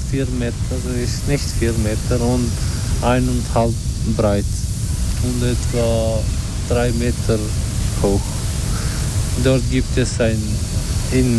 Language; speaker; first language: German; non-native, learner; Albanian